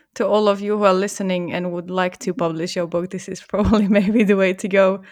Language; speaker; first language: English; non-native, fluent; Czech